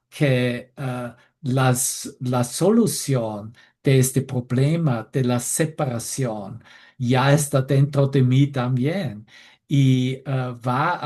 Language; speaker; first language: Spanish; non-native, fluent; German